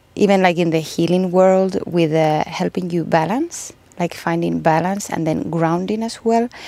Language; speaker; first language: English; non-native, fluent; Spanish